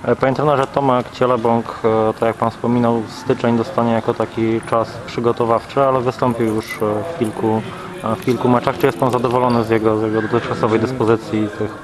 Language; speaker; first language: Polish; native; Polish